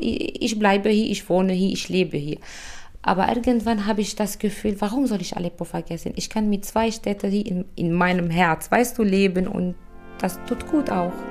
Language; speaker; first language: German; non-native, fluent; Arabic